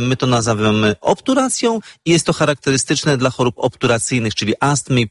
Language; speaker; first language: Polish; native; Polish